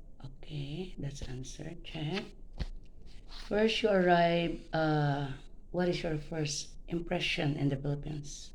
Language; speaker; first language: English; non-native, local second language; Filipino